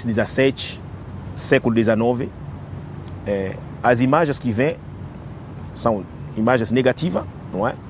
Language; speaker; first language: Portuguese; non-native, fluent; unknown